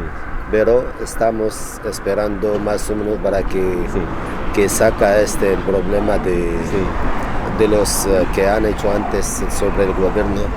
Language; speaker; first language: Spanish; non-native, learner; Arabic